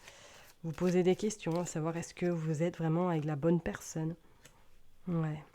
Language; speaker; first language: French; native; French